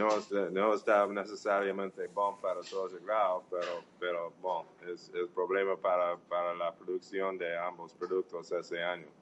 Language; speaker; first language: Portuguese; non-native, learner; English